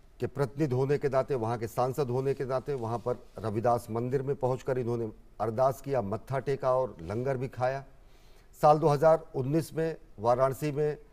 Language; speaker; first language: Hindi; native; Hindi